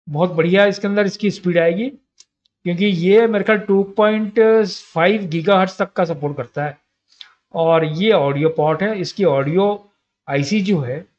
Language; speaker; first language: Hindi; native; Hindi